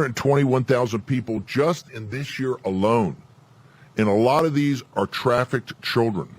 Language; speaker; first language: English; native; English